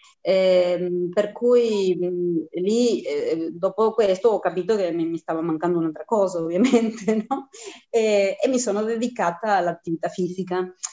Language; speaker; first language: Italian; early bilingual, heritage; Spanish